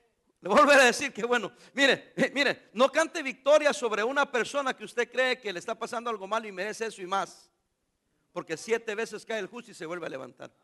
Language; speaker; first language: Spanish; native; Spanish